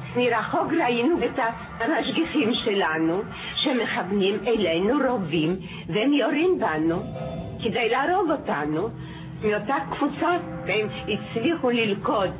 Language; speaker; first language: Hebrew; non-native, fluent; Polish